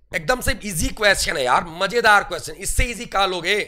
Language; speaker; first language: Hindi; native; Hindi